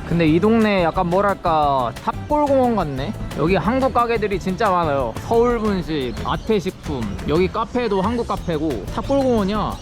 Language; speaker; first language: Korean; native; Korean